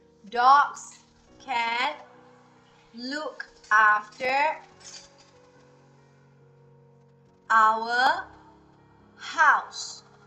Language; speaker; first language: English; non-native, local second language; Chinese